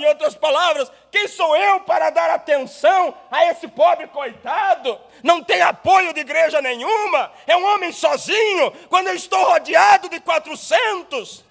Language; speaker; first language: Portuguese; native; Portuguese